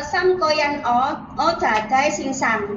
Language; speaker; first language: Cantonese; non-native, learner; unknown